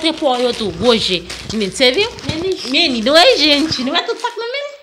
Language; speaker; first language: Portuguese; non-native, learner; Haitian Creole